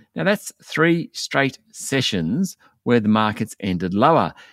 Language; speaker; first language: English; native; English